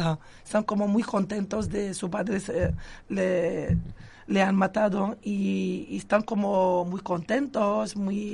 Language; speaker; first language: Spanish; non-native, local second language; Arabic